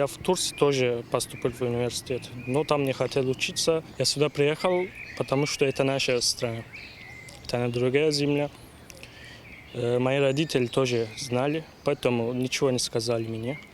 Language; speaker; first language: Russian; non-native, learner; Turkish